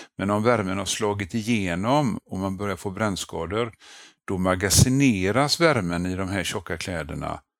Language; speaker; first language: Swedish; native; Swedish